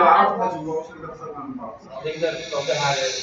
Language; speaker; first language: Arabic; native; Arabic